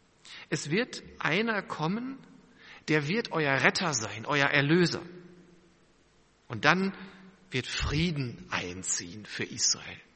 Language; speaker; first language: German; native; German